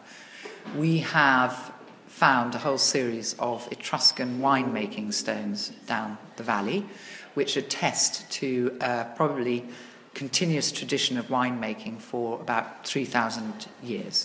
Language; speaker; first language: English; native; English